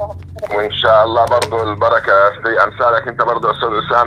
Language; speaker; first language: Arabic; native; Arabic